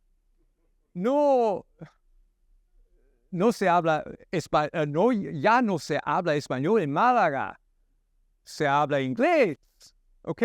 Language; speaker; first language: Spanish; non-native, learner; English